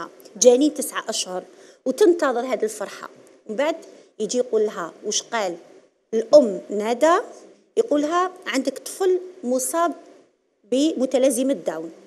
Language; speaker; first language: Arabic; native; Arabic